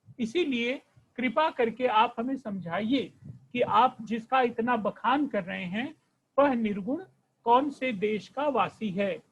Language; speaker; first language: Hindi; non-native, local second language; Marathi